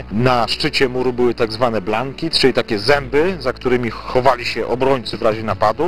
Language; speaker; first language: Polish; native; Polish